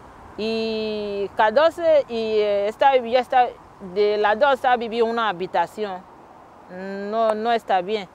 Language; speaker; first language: Spanish; non-native, learner; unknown